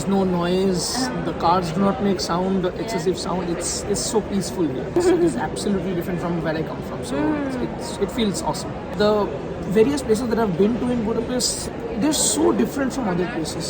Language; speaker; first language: English; non-native, local second language; Bangla